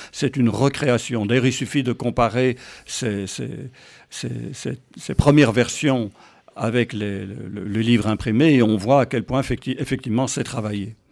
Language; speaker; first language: French; native; French